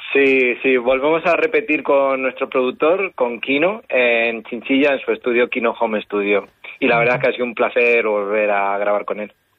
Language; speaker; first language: Spanish; native; Spanish